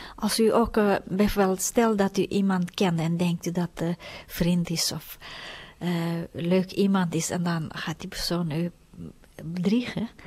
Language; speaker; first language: Dutch; non-native, fluent; Tibetan